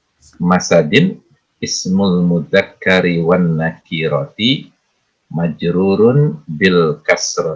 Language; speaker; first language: Arabic; non-native, learner; Indonesian